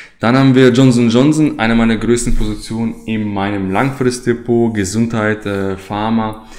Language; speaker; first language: German; native; German